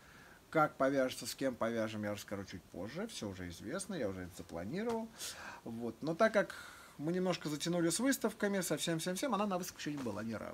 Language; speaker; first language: Russian; native; Russian